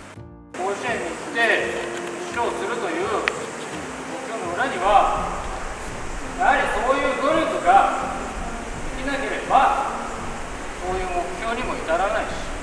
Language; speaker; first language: Japanese; native; Japanese